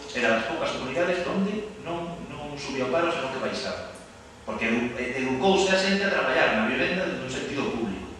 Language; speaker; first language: Galician; non-native, local second language; Spanish